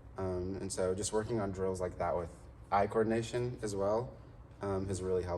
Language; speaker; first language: English; native; English